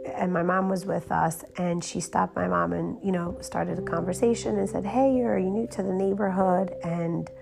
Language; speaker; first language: English; early bilingual, other home language; Romanian